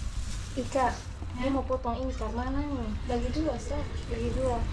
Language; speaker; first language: Indonesian; native; Indonesian